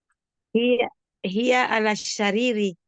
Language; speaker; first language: Arabic; non-native, learner; Indonesian